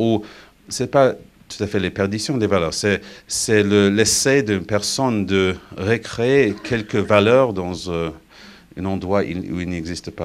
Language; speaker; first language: French; non-native, fluent; English